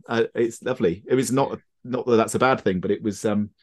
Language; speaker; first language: English; native; English